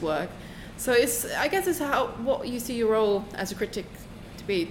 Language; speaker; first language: English; non-native, fluent; German